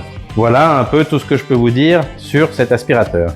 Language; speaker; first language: French; native; French